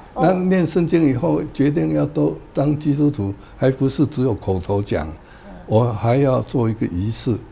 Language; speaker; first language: Chinese; native; Chinese